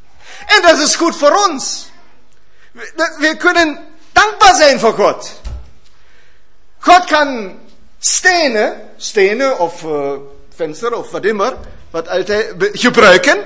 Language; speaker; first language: Dutch; non-native, learner; German